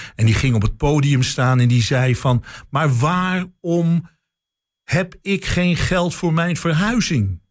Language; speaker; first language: Dutch; native; Dutch